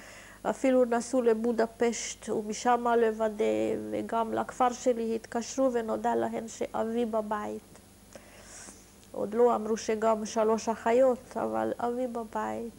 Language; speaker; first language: Hebrew; non-native, fluent; Hungarian